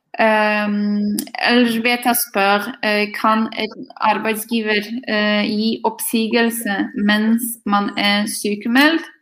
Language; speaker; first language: Norwegian; non-native, fluent; Polish